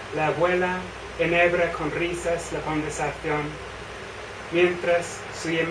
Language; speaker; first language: Spanish; non-native, fluent; English